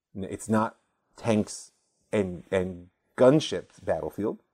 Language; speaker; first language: English; native; English